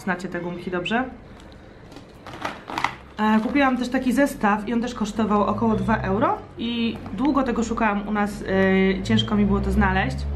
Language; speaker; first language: Polish; native; Polish